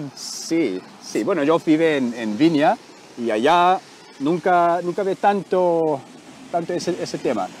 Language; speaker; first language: Spanish; non-native, learner; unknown